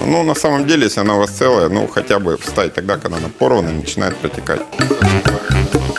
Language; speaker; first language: Russian; native; Russian